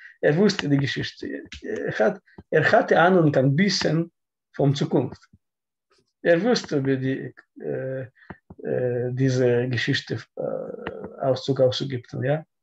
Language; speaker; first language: German; non-native, learner; Russian